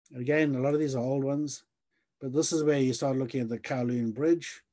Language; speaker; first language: English; native; English